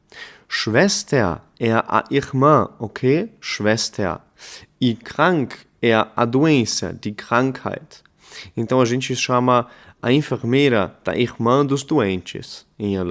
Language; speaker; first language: Portuguese; non-native, fluent; German